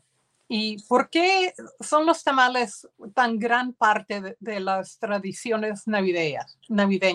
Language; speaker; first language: Spanish; early bilingual, heritage; Spanish